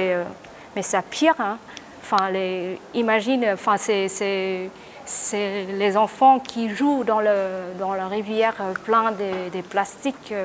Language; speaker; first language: French; non-native, learner; Vietnamese